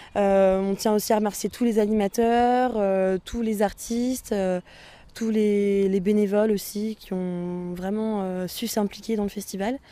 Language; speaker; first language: French; native; French